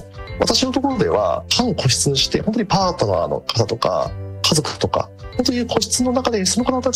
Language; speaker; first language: Japanese; native; Japanese